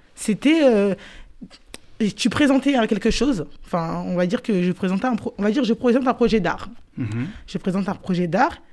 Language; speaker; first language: French; native; French